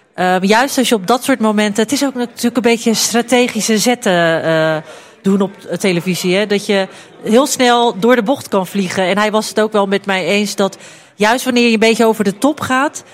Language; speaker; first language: Dutch; early bilingual, other home language; Turkish